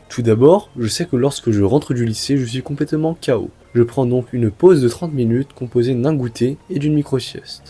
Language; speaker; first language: French; early bilingual, other home language; Chinese